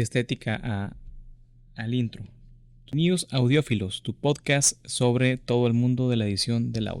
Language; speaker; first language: Spanish; native; Spanish